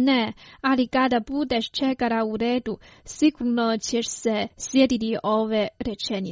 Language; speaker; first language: Croatian; non-native, fluent; Chinese